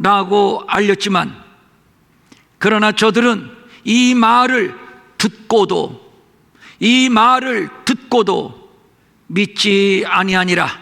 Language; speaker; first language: Korean; native; Korean